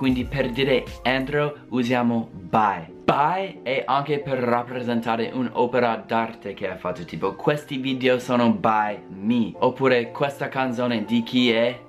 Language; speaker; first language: Italian; non-native, fluent; English